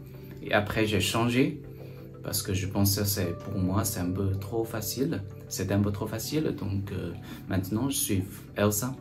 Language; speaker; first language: French; non-native, learner; Chinese